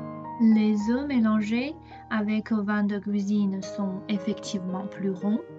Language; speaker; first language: French; non-native, fluent; Chinese